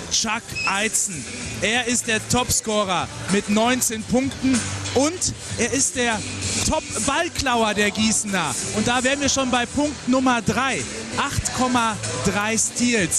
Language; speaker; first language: German; native; German